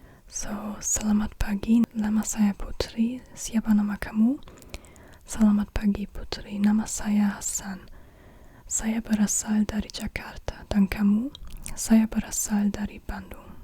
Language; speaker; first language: Indonesian; non-native, learner; German